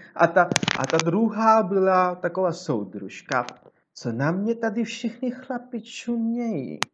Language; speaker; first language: Czech; non-native, fluent; Georgian